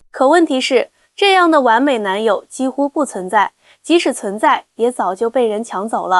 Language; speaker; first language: Chinese; native; Chinese